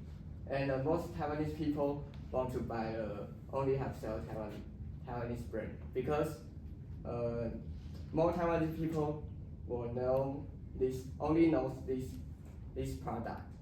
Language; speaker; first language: English; non-native, learner; Chinese